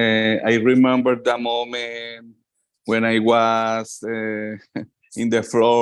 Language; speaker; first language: English; non-native, learner; Spanish